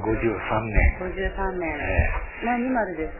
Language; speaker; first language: Japanese; native; Japanese